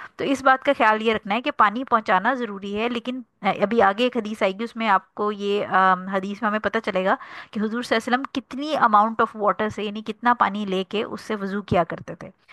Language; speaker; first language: Urdu; native; Urdu